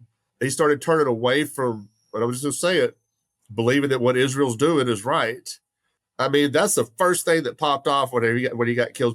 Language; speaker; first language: English; native; English